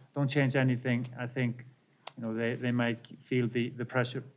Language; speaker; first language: English; non-native, fluent; Icelandic